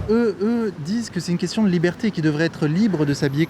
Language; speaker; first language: French; native; French